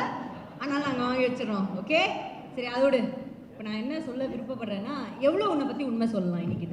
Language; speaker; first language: Tamil; native; Tamil